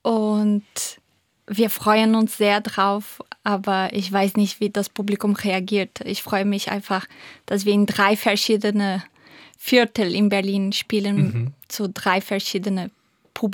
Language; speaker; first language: German; non-native, fluent; Portuguese